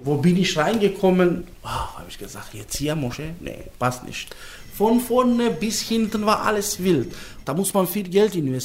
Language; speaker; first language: German; non-native, learner; Macedonian